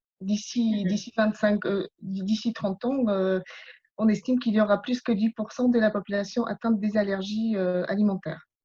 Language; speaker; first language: French; non-native, fluent; Polish